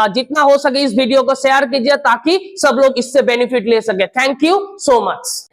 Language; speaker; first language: Hindi; non-native, local second language; Assamese